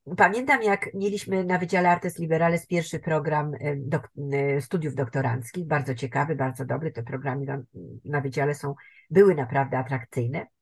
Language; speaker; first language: Polish; native; Polish